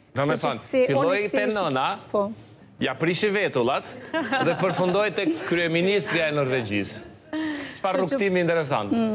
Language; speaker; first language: Albanian; native; Albanian